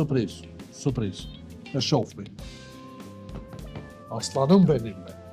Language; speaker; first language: Albanian; native; Albanian